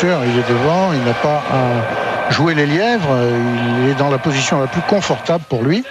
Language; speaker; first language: French; native; French